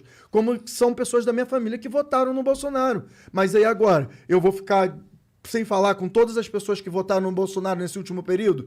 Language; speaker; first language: Portuguese; native; Portuguese